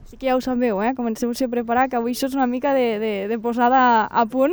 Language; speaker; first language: Catalan; native; Catalan